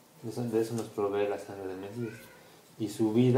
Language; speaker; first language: Spanish; native; Spanish